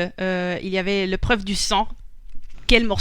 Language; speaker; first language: French; non-native, fluent; Spanish